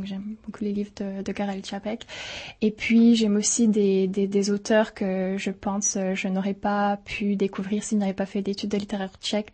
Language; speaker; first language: French; native; French